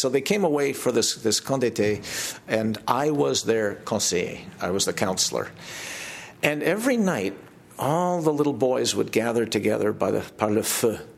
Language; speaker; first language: English; native; English